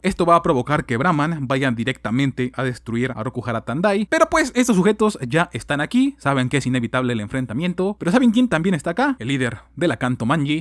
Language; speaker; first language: Spanish; native; Spanish